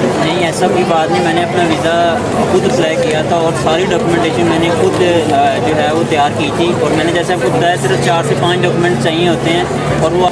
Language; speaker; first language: Urdu; non-native, local second language; Punjabi